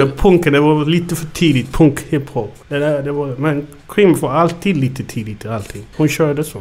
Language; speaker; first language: Swedish; early bilingual, other home language; Amharic